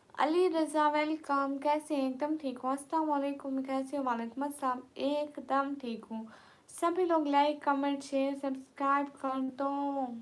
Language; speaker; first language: Urdu; non-native, local second language; Punjabi